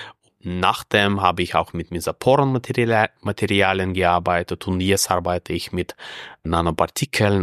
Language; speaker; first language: German; non-native, fluent; Russian